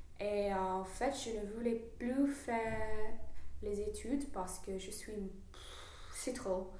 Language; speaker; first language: French; non-native, learner; English